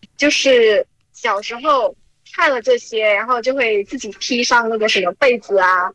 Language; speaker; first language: Chinese; early bilingual, heritage; Chinese